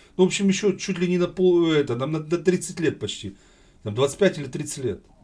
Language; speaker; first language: Russian; native; Russian